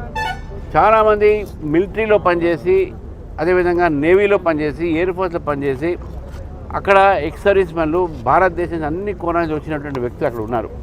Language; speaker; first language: Telugu; native; Telugu